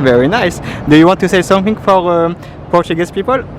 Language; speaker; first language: English; non-native, learner; French